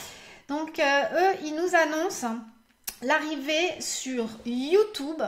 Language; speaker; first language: French; native; French